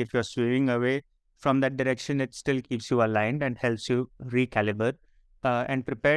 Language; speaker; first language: English; non-native, local second language; Marathi